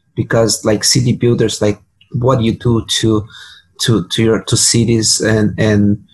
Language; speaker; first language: English; non-native, fluent; Portuguese